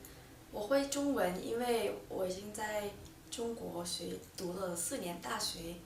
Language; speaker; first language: Chinese; non-native, fluent; Vietnamese